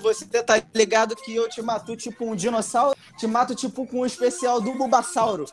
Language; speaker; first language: Portuguese; native; Portuguese